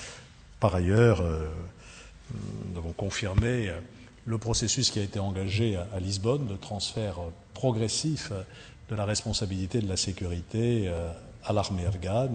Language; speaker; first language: French; native; French